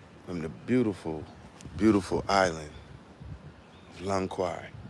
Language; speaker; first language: English; native; English